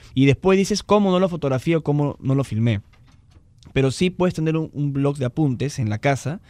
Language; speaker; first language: Spanish; native; Spanish